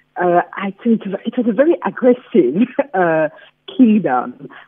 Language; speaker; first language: English; non-native, fluent; French